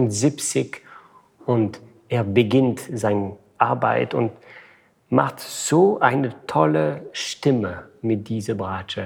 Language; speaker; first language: German; non-native, fluent; French